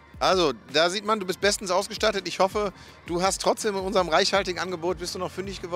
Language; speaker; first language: German; native; German